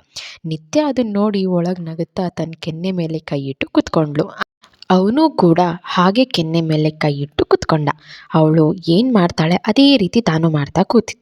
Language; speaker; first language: Kannada; native; Kannada